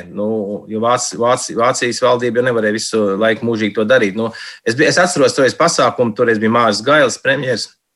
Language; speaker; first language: Latvian; early bilingual, heritage; Latvian